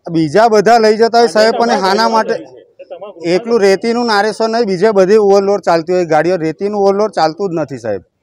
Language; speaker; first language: Gujarati; native; Gujarati